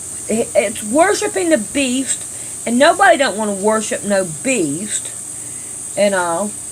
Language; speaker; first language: English; native; English